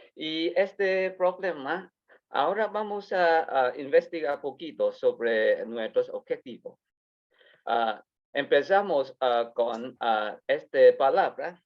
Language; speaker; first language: Spanish; non-native, learner; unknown